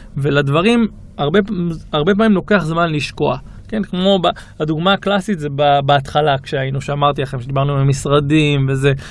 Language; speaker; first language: Hebrew; native; Hebrew